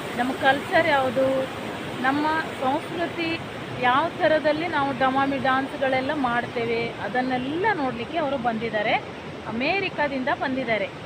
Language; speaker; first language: Kannada; native; Kannada